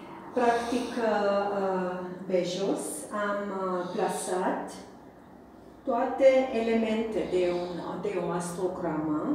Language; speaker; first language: Romanian; non-native, fluent; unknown